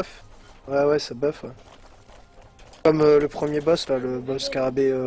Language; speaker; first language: French; native; French